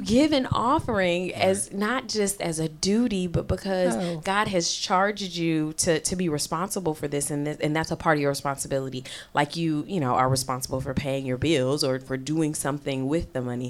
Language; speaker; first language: English; native; English